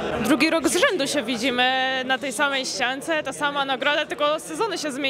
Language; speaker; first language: Polish; native; Polish